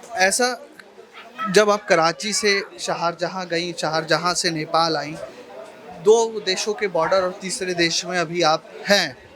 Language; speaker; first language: Hindi; native; Hindi